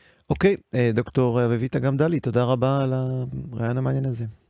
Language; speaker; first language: Hebrew; native; Hebrew